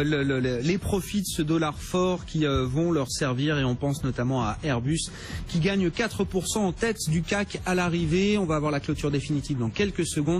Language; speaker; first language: French; native; French